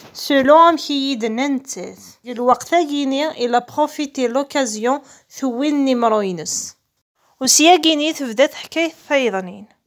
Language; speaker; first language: Arabic; non-native, local second language; Kabyle